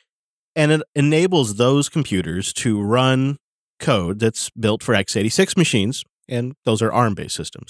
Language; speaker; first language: English; native; English